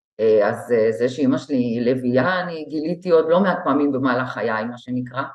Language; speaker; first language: Hebrew; native; Hebrew